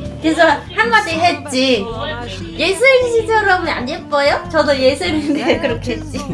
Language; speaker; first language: Korean; non-native, fluent; Khmer